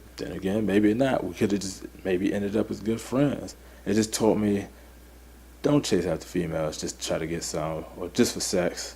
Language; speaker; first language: English; native; English